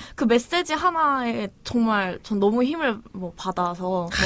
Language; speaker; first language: Korean; early bilingual, other home language; Chinese